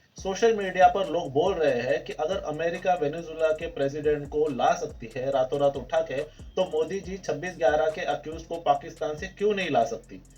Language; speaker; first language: Hindi; native; Hindi